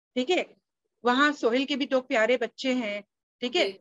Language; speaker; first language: Hindi; native; Hindi